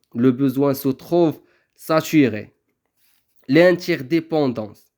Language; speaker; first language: French; non-native, local second language; Arabic